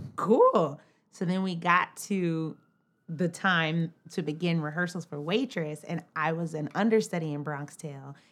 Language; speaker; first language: English; native; English